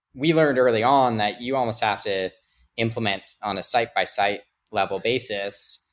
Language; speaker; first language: English; native; English